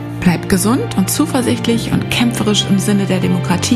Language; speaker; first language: German; native; German